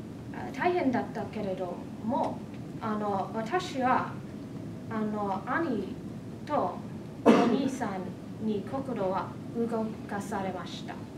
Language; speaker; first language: Japanese; non-native, fluent; English